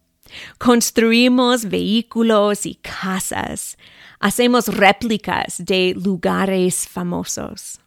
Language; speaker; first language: Spanish; non-native, fluent; English